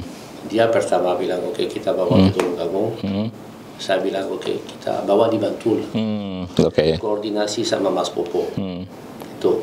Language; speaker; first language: Indonesian; non-native, learner; Italian